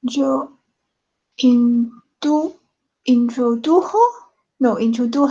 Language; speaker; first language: Spanish; non-native, learner; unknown